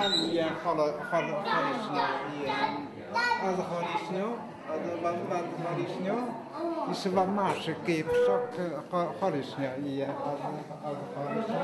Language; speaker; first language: Hungarian; non-native, learner; Chinese